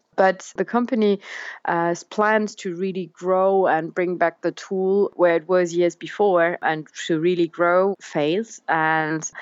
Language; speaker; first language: English; non-native, fluent; German